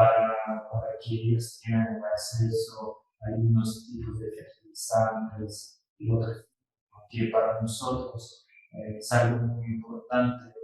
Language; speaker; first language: Spanish; non-native, fluent; Russian